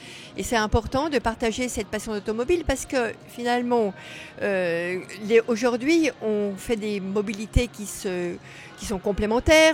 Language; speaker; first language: French; native; French